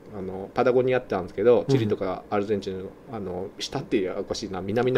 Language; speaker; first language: Japanese; native; Japanese